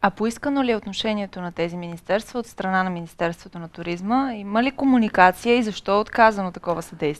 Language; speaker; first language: Bulgarian; native; Bulgarian